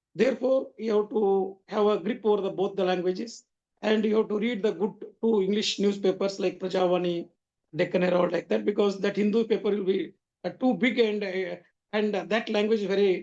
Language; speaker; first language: English; non-native, local second language; Kannada